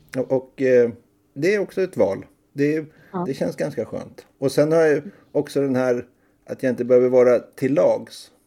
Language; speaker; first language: Swedish; native; Swedish